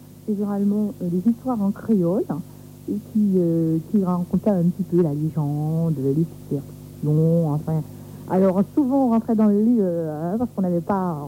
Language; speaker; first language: French; native; French